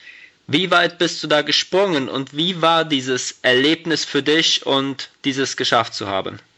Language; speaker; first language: German; native; German